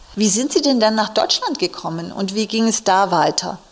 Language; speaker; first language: German; native; German